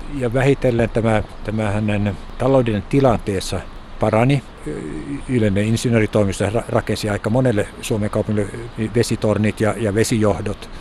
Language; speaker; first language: Finnish; non-native, local second language; Swedish